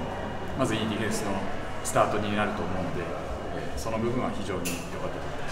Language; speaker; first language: Japanese; native; Japanese